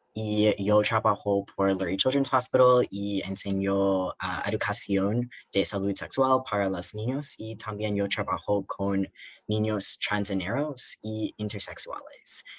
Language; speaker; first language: Spanish; non-native, learner; English